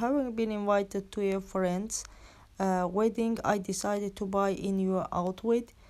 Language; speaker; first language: English; non-native, fluent; Azerbaijani